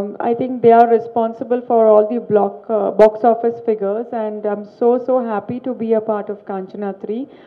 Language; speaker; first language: Telugu; non-native, learner; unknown